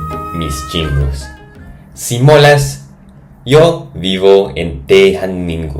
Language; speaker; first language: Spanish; non-native, fluent; English